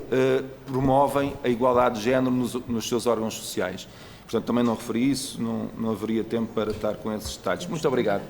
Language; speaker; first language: Portuguese; native; Portuguese